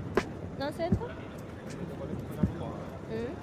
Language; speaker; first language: Italian; non-native, fluent; Filipino